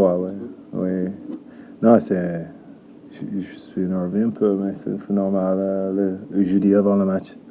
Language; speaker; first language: French; non-native, learner; English